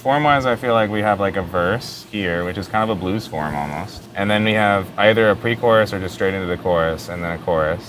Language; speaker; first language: English; native; English